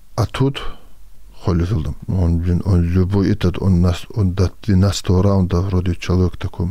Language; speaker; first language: Russian; non-native, local second language; Avaric